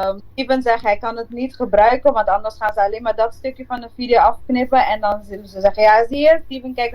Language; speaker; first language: Dutch; non-native, local second language; Papiamento